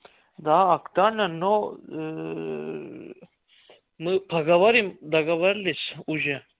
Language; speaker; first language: Russian; non-native, learner; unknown